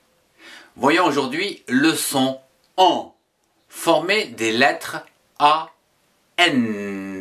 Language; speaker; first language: French; native; French